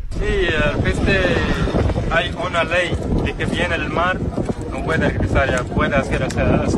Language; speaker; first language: Spanish; non-native, learner; Arabic